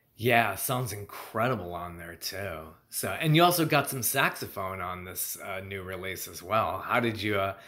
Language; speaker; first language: English; native; English